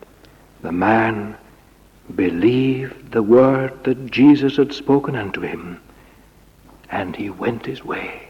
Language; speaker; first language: English; native; English